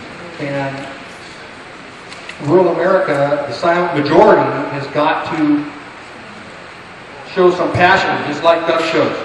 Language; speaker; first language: English; native; English